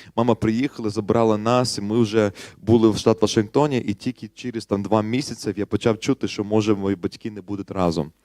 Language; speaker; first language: Ukrainian; non-native, learner; English